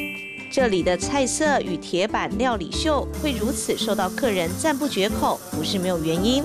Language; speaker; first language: Chinese; native; Chinese